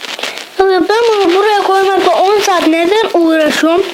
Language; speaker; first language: Turkish; native; Turkish